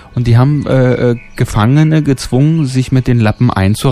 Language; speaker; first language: German; native; German